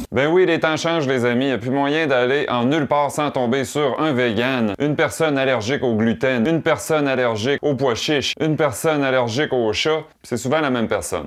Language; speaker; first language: French; native; French